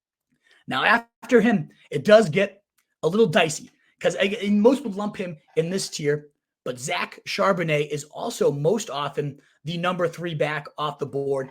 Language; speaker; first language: English; native; English